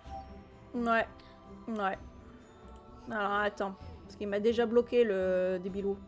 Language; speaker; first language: French; native; French